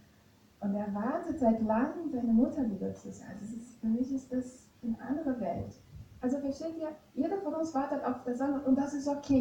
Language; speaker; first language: German; non-native, fluent; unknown